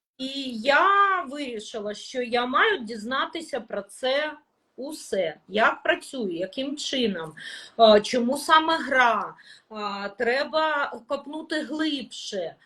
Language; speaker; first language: Ukrainian; non-native, local second language; Russian